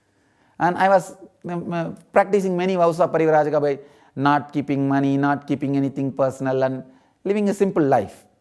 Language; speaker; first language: English; non-native, local second language; Tamil